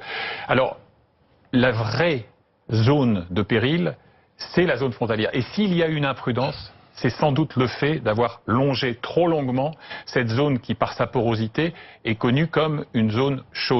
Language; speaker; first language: French; native; French